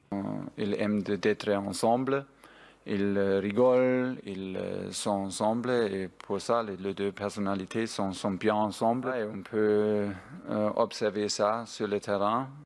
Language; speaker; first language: French; non-native, fluent; German